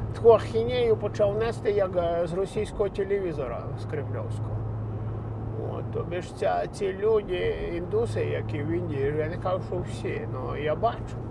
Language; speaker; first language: Ukrainian; native; Ukrainian